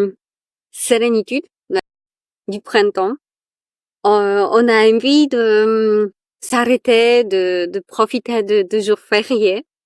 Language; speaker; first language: French; non-native, fluent; Polish